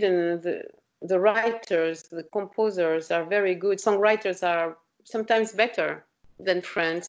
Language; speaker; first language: English; non-native, fluent; French